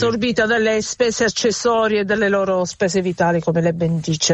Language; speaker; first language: Italian; native; Italian